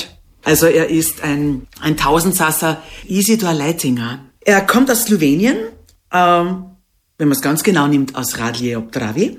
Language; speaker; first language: German; native; German